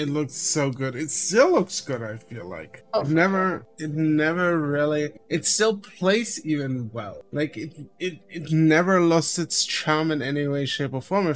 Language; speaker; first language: English; non-native, fluent; German